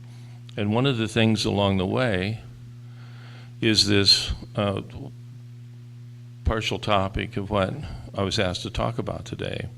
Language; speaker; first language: English; native; English